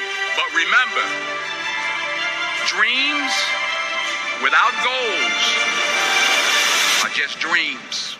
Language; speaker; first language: English; native; English